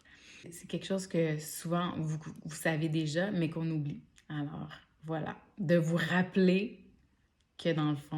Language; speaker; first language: French; native; French